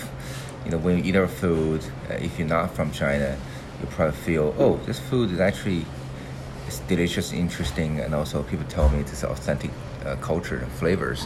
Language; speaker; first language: English; non-native, fluent; Chinese